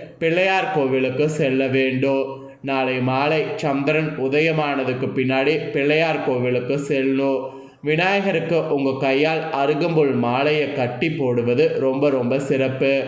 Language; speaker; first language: Tamil; native; Tamil